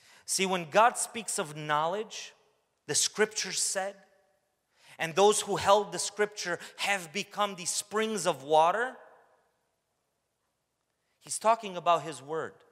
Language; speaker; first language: English; early bilingual, other home language; Romanian